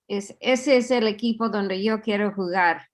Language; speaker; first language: Spanish; non-native, fluent; English